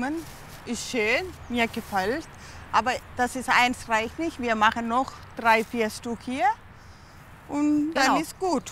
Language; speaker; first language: German; non-native, learner; Tamil